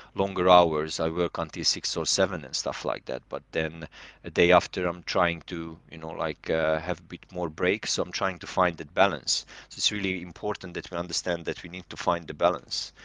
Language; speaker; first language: English; non-native, fluent; Hungarian